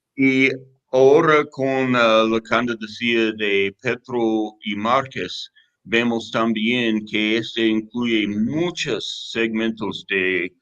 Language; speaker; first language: Spanish; non-native, fluent; English